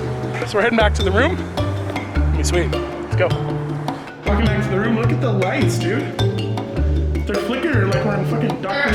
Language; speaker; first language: English; native; English